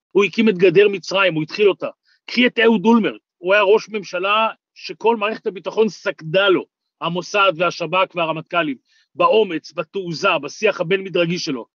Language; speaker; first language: Hebrew; native; Hebrew